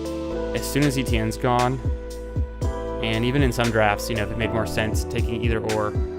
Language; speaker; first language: English; native; English